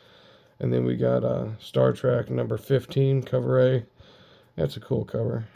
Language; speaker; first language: English; native; English